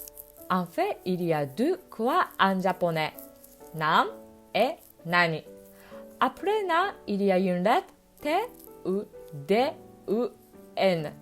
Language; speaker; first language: French; non-native, fluent; Japanese